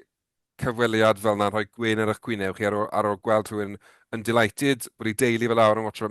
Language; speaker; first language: Welsh; native; Welsh